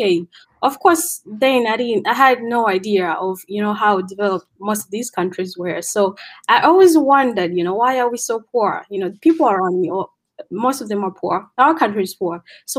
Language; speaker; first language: English; non-native, local second language; Nyanja